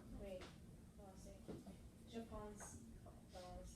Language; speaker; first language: French; non-native, learner; English